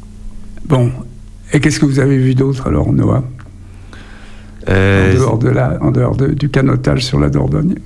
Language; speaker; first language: French; native; French